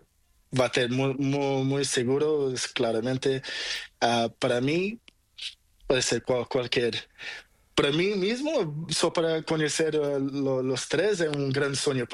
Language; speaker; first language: Spanish; non-native, learner; Portuguese